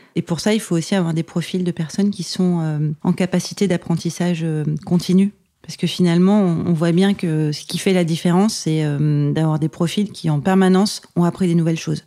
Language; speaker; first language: French; native; French